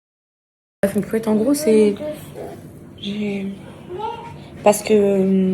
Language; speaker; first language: French; native; French